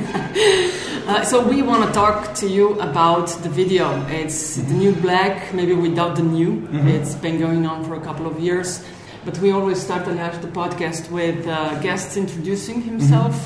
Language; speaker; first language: English; non-native, fluent; Slovenian